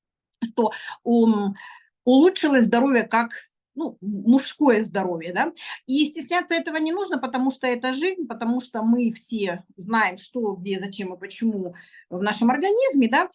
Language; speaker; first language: Russian; native; Russian